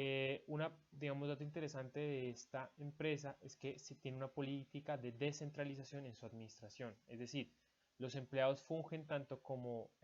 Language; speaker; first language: Spanish; native; Spanish